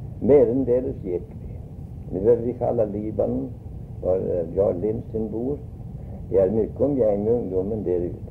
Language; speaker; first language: Swedish; early bilingual, heritage; Swedish